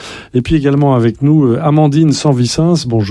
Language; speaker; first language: French; native; French